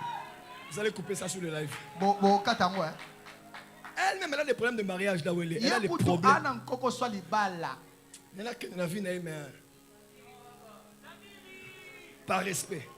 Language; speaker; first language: French; non-native, local second language; Lingala